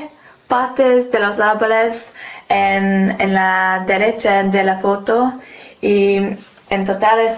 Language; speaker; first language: Spanish; non-native, learner; English